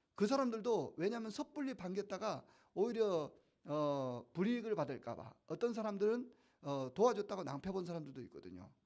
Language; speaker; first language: Korean; native; Korean